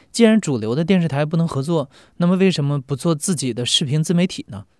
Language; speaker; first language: Chinese; native; Chinese